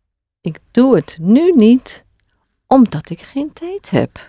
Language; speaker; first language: Dutch; non-native, fluent; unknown